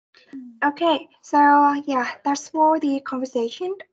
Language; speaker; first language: English; non-native, fluent; Vietnamese